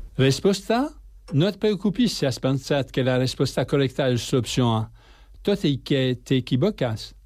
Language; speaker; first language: Catalan; non-native, learner; French